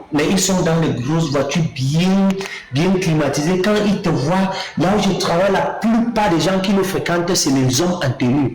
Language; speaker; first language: French; non-native, local second language; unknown